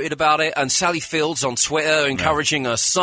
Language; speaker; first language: English; native; English